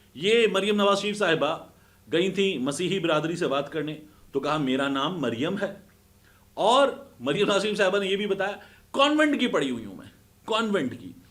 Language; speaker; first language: Urdu; native; Urdu